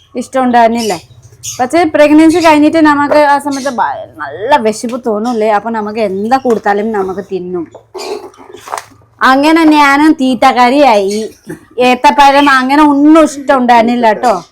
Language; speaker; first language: Malayalam; non-native, fluent; Nepali